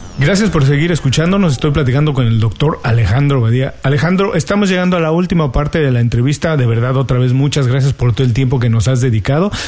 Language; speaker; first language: Spanish; native; Spanish